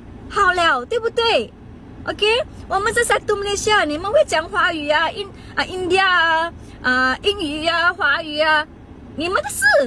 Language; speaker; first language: Chinese; non-native, local second language; Malay